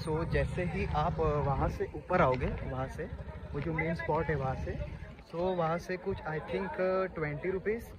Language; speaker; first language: Hindi; non-native, local second language; Marathi